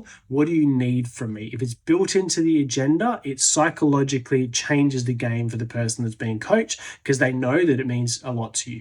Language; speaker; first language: English; native; English